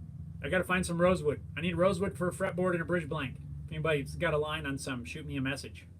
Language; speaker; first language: English; native; English